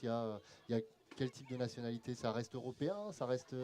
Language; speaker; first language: French; native; French